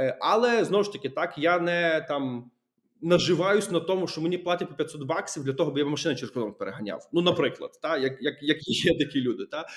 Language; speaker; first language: Ukrainian; native; Ukrainian